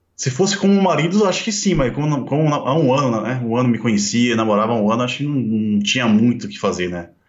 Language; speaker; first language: Portuguese; native; Portuguese